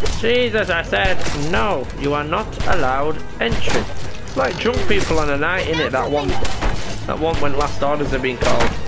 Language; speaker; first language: English; native; English